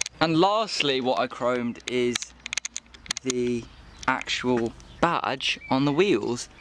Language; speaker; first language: English; native; English